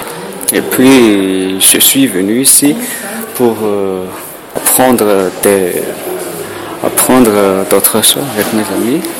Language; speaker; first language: French; non-native, learner; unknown